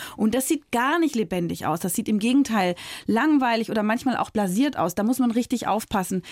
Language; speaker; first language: German; native; German